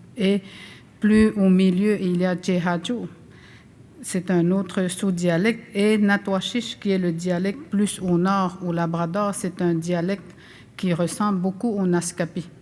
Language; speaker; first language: French; non-native, local second language; Innu-aimun